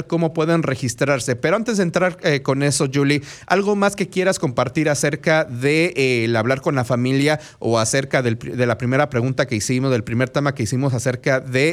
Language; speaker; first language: Spanish; native; Spanish